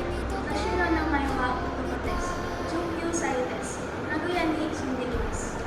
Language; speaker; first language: Japanese; non-native, learner; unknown